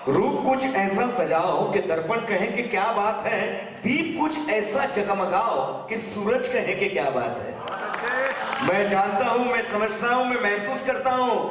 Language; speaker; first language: Hindi; non-native, local second language; Kachhi